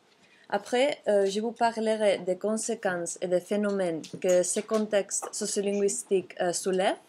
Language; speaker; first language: French; non-native, fluent; Catalan